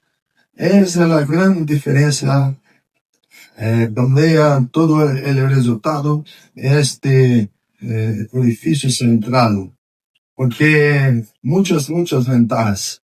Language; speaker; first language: Spanish; non-native, fluent; Portuguese